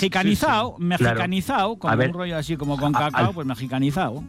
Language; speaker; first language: Spanish; native; Spanish